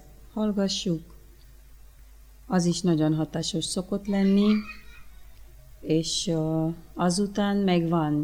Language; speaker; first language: Hungarian; early bilingual, other home language; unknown